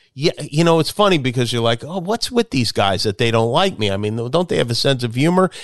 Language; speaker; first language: English; native; English